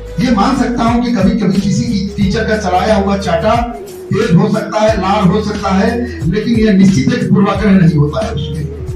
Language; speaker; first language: Hindi; native; Hindi